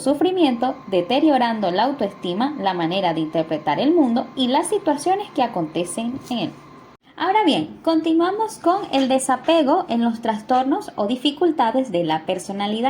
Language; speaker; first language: Spanish; native; Spanish